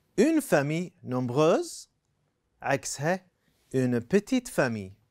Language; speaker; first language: French; non-native, fluent; Arabic